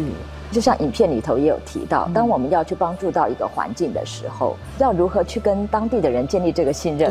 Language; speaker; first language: Chinese; native; Chinese